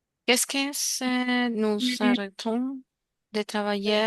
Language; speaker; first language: French; non-native, learner; Spanish